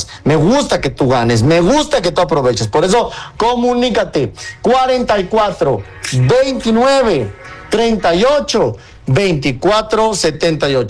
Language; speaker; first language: Spanish; native; Spanish